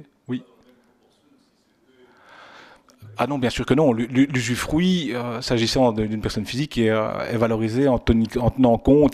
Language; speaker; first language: French; native; French